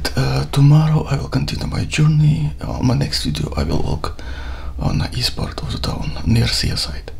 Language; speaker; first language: English; non-native, learner; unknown